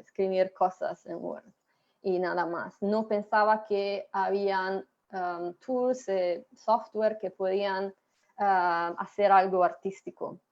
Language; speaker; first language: Spanish; non-native, fluent; Italian